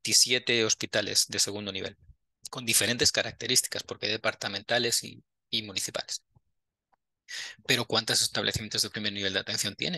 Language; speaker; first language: Spanish; native; Spanish